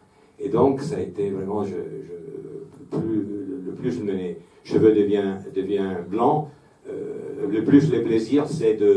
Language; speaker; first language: French; non-native, fluent; Italian